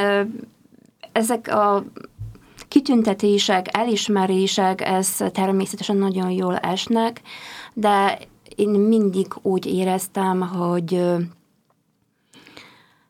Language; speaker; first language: Hungarian; non-native, fluent; Polish